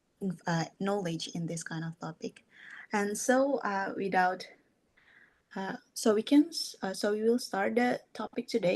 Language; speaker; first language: English; non-native, fluent; Indonesian